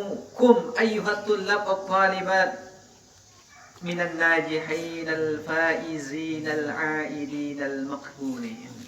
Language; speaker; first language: Arabic; non-native, fluent; Indonesian